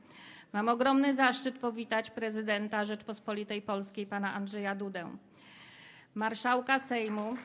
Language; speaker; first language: Polish; native; Polish